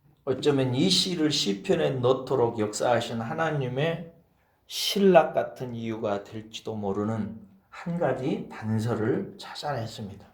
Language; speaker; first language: Korean; native; Korean